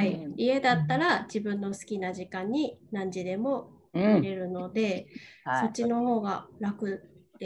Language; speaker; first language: Japanese; non-native, fluent; Indonesian